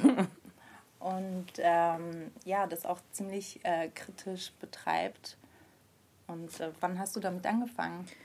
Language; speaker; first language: German; early bilingual, other home language; Armenian